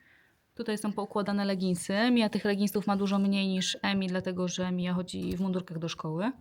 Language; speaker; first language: Polish; native; Polish